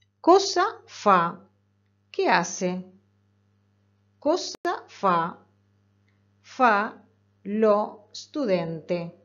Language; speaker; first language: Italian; non-native, fluent; Spanish